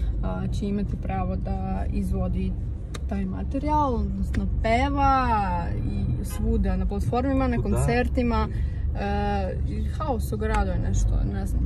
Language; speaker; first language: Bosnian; non-native, fluent; Russian